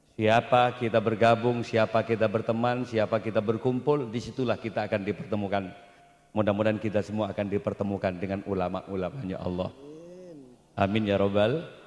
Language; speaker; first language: Indonesian; non-native, local second language; Madurese